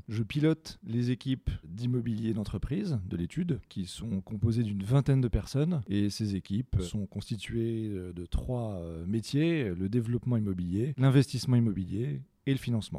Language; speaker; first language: French; native; French